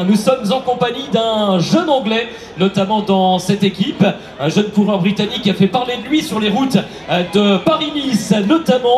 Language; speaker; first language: French; native; French